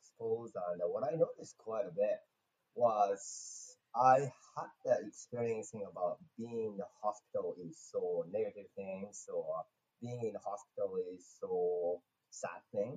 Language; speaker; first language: English; non-native, fluent; Japanese